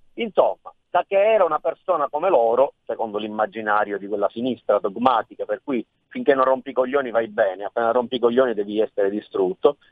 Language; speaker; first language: Italian; native; Italian